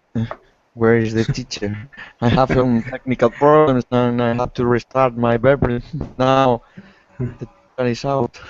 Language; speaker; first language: English; non-native, learner; Spanish